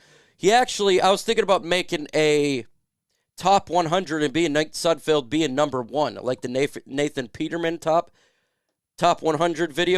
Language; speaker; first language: English; native; English